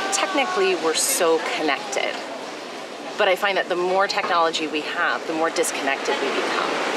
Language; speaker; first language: English; native; English